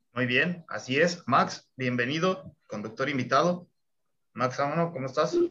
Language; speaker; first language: Spanish; native; Spanish